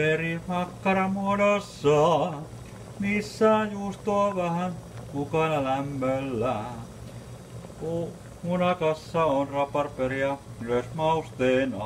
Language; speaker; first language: Finnish; native; Finnish